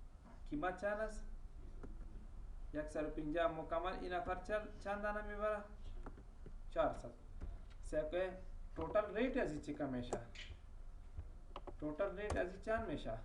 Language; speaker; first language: Persian; non-native, local second language; Pashto